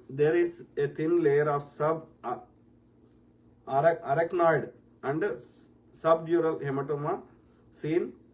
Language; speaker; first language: English; non-native, local second language; Telugu